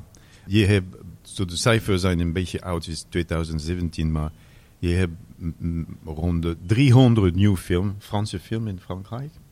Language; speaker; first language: Dutch; non-native, learner; French